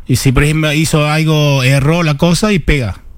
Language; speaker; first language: Spanish; non-native, learner; Chinese